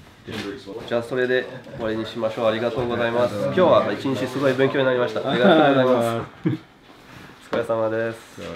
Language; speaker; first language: Japanese; non-native, learner; French